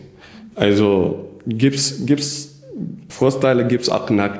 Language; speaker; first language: German; non-native, learner; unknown